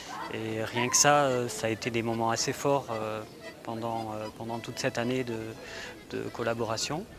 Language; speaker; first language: French; native; French